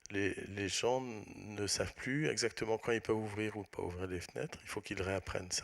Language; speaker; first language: French; native; French